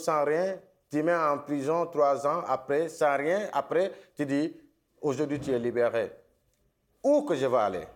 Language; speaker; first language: French; non-native, local second language; Wolof